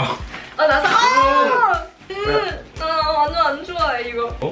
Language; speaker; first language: Korean; non-native, fluent; Cantonese